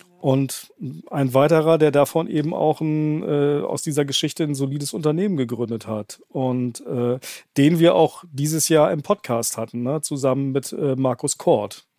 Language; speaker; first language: German; native; German